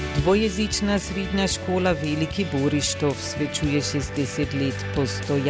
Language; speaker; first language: Serbian; native; Serbian